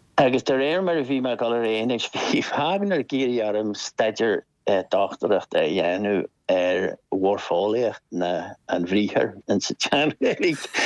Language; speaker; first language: Irish; non-native, local second language; English